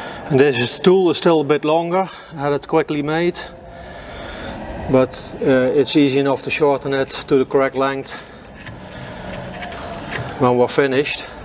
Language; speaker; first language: English; non-native, fluent; Dutch